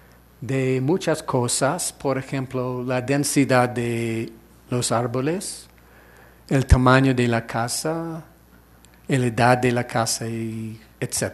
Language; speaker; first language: Spanish; non-native, fluent; English